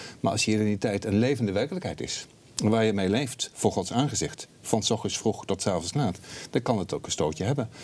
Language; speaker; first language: Dutch; native; Dutch